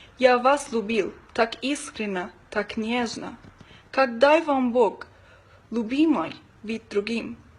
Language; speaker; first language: Russian; non-native, learner; Arabic